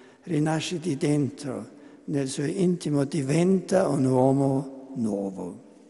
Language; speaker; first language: Italian; non-native, fluent; German